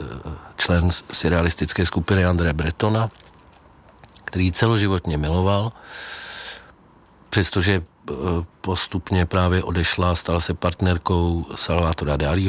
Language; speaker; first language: Czech; native; Czech